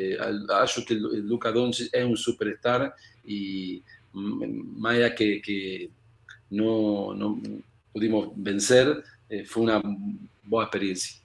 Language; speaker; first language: Portuguese; non-native, learner; Spanish